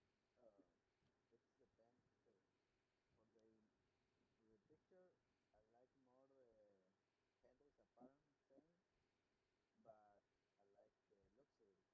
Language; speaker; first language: English; non-native, learner; Spanish